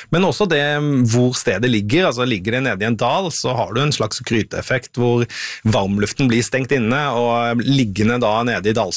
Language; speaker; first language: Norwegian; native; Norwegian